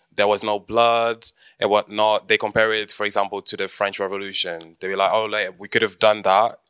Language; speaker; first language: English; early bilingual, heritage; Portuguese